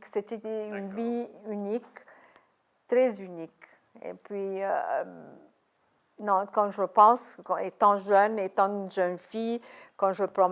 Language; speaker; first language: French; non-native, fluent; Arabic